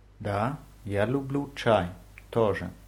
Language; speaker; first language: Russian; non-native, learner; German